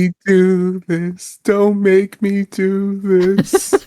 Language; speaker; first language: English; native; English